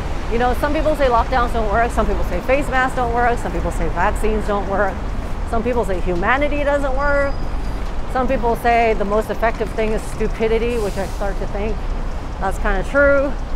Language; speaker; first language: English; early bilingual, other home language; Cantonese